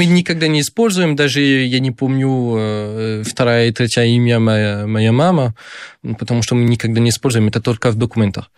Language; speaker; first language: Russian; non-native, fluent; French